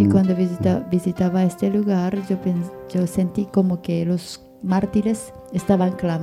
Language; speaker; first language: Spanish; non-native, fluent; Japanese